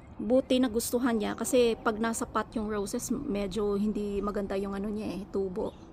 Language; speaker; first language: Filipino; non-native, local second language; Hiligaynon